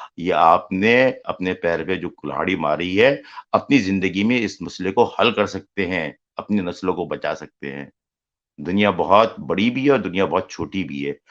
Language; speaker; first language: Urdu; native; Urdu